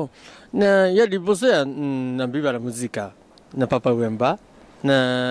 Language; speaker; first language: Lingala; non-native, fluent; Japanese